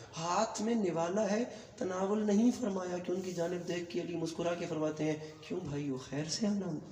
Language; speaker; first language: Urdu; non-native, local second language; Punjabi